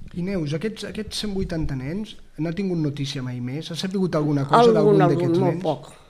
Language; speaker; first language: Catalan; native; Catalan